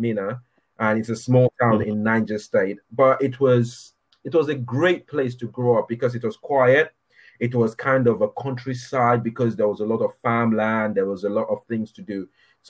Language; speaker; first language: English; non-native, local second language; Yoruba